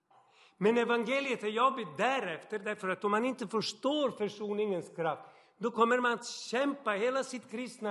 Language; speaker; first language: Swedish; non-native, fluent; Serbian